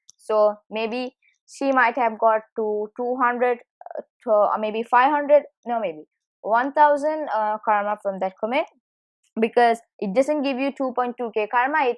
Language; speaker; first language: English; non-native, fluent; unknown